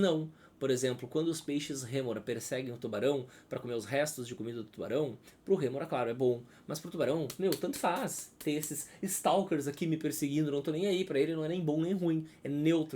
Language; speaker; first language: Portuguese; native; Portuguese